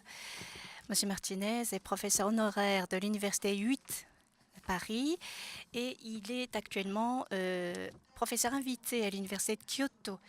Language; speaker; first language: French; non-native, fluent; Japanese